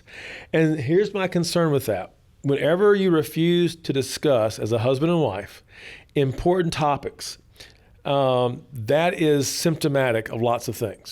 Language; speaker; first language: English; native; English